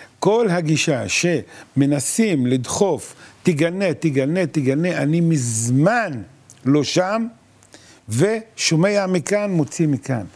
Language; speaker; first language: Hebrew; non-native, local second language; Arabic